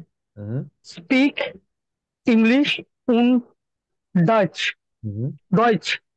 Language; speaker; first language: German; non-native, learner; Bangla